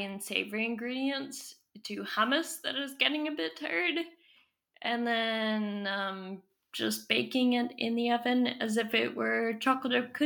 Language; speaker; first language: English; native; English